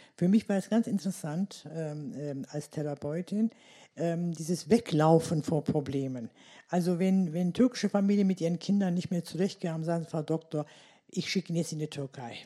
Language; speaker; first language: German; early bilingual, other home language; Turkish